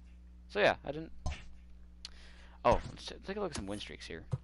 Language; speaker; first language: English; native; English